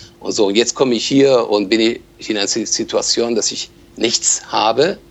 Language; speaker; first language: German; non-native, fluent; Persian